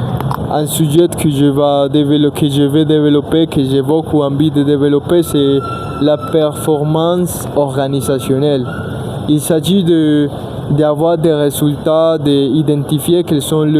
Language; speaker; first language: French; non-native, learner; Spanish